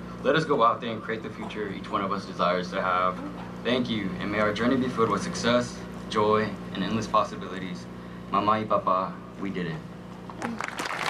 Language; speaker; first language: English; early bilingual, other home language; Spanish